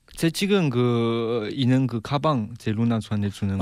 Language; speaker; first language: Korean; non-native, learner; Chinese